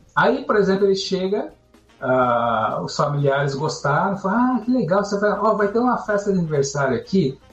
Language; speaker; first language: Portuguese; native; Portuguese